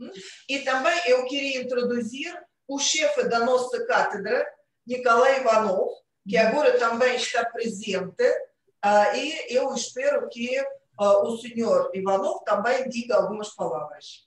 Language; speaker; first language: Portuguese; non-native, fluent; Russian